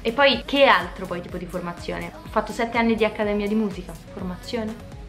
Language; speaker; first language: Italian; native; Italian